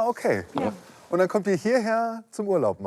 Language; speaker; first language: German; native; German